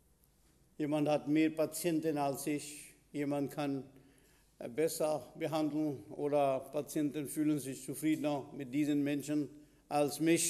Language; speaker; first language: German; non-native, fluent; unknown